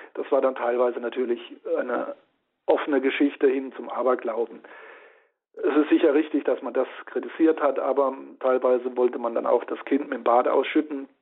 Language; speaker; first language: German; native; German